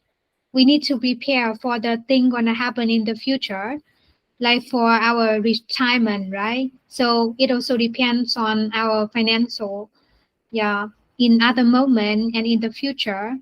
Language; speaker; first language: English; non-native, learner; Vietnamese